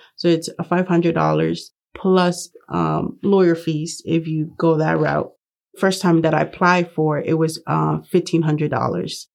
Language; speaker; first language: English; early bilingual, other home language; Spanish